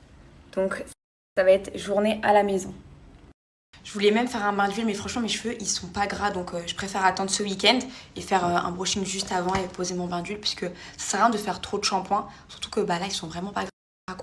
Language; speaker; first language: French; native; French